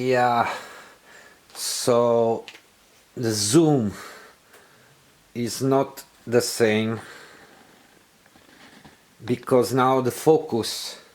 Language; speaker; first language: English; non-native, learner; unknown